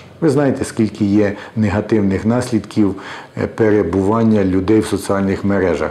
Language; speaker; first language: Ukrainian; native; Ukrainian